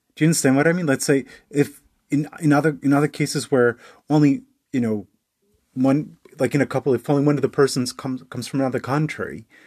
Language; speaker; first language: English; native; English